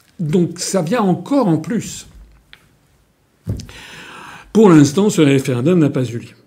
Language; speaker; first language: French; native; French